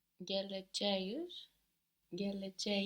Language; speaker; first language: Turkish; non-native, learner; English